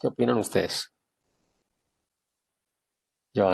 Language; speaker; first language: Spanish; native; Spanish